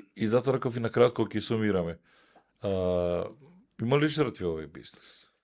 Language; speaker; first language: Macedonian; native; Macedonian